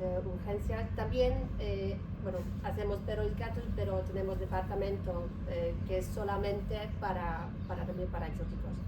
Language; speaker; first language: Spanish; non-native, learner; Polish